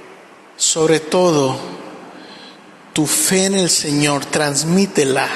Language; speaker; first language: Spanish; native; Spanish